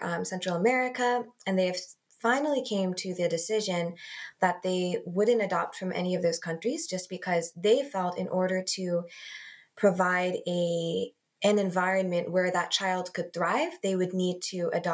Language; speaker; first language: English; native; English